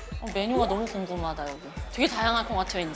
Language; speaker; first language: Korean; native; Korean